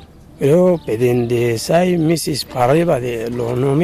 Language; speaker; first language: Spanish; non-native, learner; Arabic